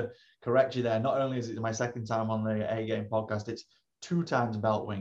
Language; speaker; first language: English; native; English